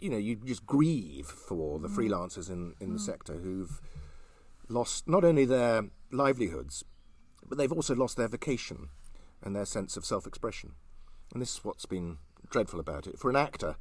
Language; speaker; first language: English; native; English